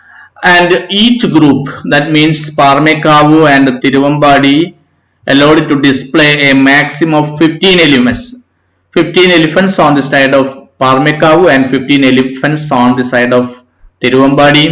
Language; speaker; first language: English; non-native, local second language; Malayalam